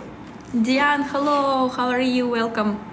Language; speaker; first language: English; non-native, learner; Belarusian